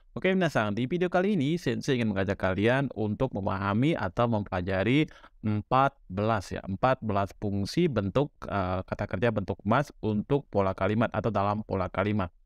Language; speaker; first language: Indonesian; native; Indonesian